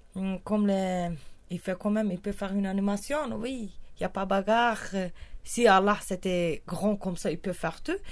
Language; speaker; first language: French; non-native, learner; Kurdish